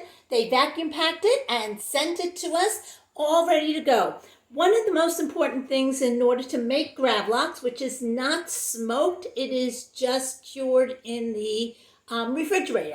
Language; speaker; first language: English; native; English